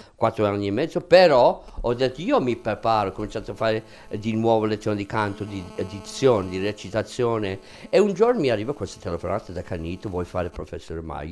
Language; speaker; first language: Italian; non-native, fluent; English